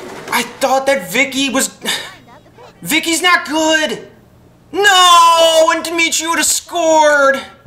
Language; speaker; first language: English; native; English